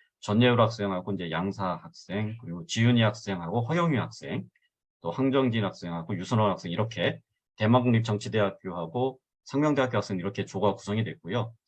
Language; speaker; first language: Korean; native; Korean